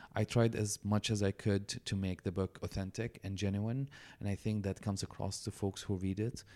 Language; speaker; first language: English; non-native, fluent; Arabic